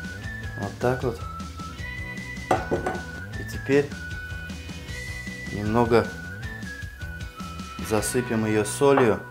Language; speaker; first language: Russian; native; Russian